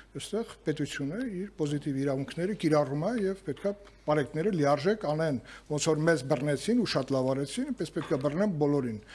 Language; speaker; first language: Armenian; native; Armenian